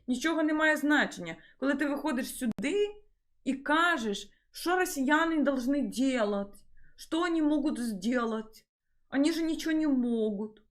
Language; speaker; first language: Ukrainian; native; Ukrainian